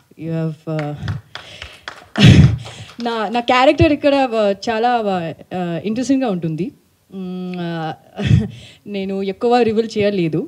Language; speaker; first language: Telugu; native; Telugu